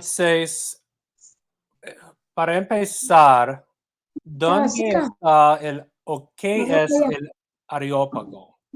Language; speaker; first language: Spanish; non-native, fluent; English